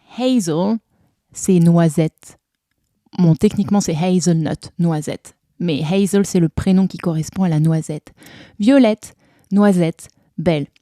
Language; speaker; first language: French; native; French